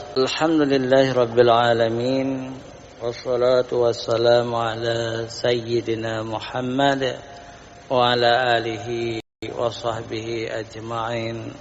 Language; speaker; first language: Indonesian; non-native, local second language; Achinese